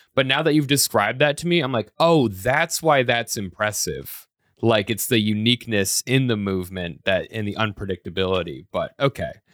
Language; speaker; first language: English; native; English